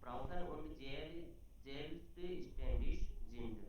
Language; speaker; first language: German; non-native, learner; Hindi